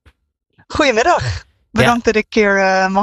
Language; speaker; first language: Dutch; non-native, fluent; English